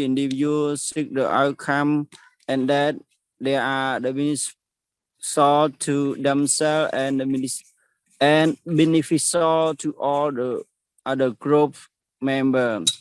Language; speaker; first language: English; non-native, learner; Khmer